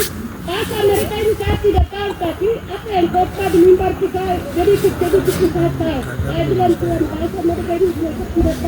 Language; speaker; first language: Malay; non-native, local second language; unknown